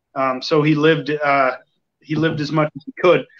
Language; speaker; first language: English; native; English